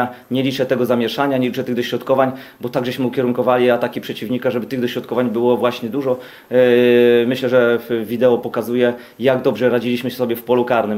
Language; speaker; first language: Polish; native; Polish